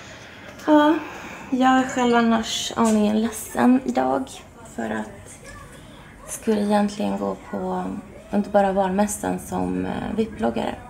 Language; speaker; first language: Swedish; native; Swedish